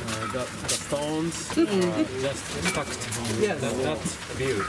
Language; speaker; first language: English; non-native, learner; Japanese